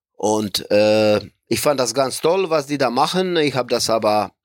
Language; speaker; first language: German; non-native, fluent; Croatian